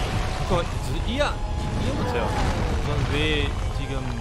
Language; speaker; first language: Korean; non-native, fluent; German